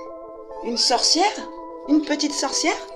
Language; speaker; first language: French; native; French